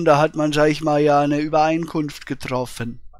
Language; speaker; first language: German; native; German